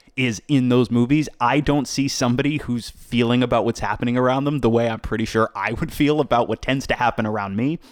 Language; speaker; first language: English; native; English